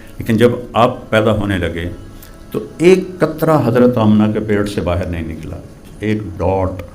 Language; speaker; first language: Urdu; non-native, local second language; Punjabi